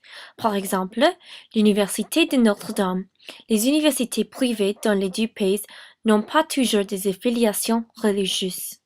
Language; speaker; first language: French; non-native, learner; English